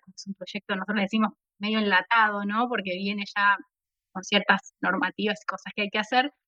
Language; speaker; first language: Spanish; native; Spanish